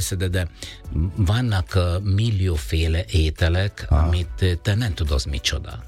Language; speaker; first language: Hungarian; non-native, learner; Italian